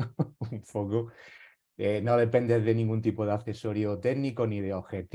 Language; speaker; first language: Spanish; native; Spanish